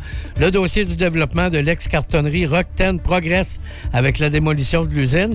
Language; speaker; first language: French; native; French